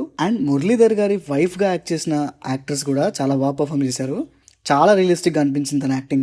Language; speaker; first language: Telugu; native; Telugu